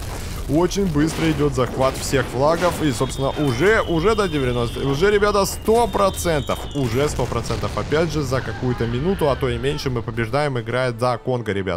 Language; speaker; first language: Russian; native; Russian